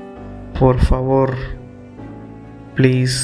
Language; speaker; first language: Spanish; non-native, fluent; Telugu